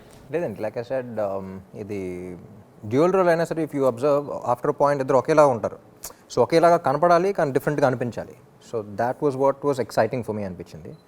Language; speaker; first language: Telugu; native; Telugu